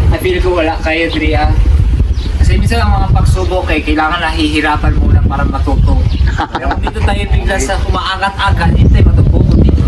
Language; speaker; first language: Filipino; non-native, local second language; Cebuano